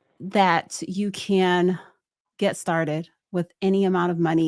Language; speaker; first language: English; native; English